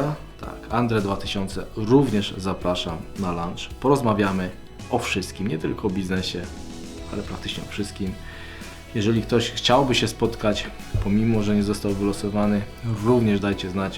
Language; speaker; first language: Polish; native; Polish